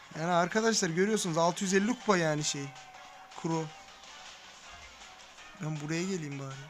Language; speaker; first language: Turkish; native; Turkish